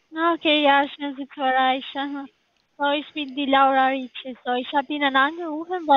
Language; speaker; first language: German; non-native, learner; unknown